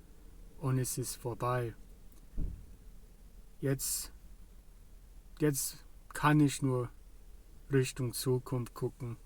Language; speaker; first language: German; non-native, fluent; English